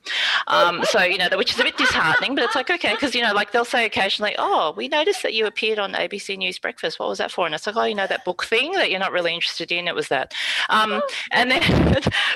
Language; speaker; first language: English; early bilingual, other home language; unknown